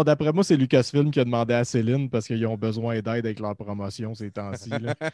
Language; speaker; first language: French; native; French